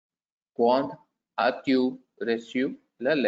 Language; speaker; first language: French; non-native, learner; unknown